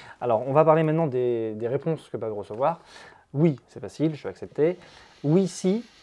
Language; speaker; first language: French; native; French